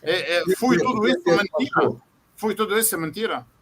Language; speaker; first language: Portuguese; non-native, fluent; Arabic